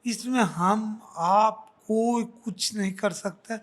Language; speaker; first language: Hindi; native; Hindi